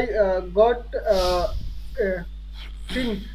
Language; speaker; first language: English; non-native, learner; Hindi